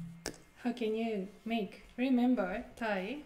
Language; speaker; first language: English; non-native, fluent; Japanese